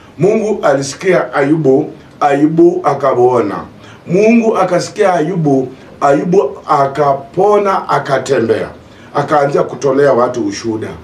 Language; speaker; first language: Swahili; non-native, local second language; Luyia